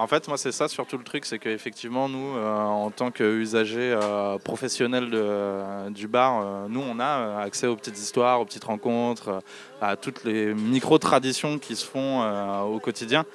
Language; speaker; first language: French; native; French